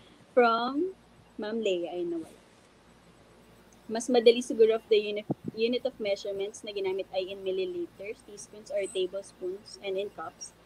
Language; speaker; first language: English; non-native, local second language; Filipino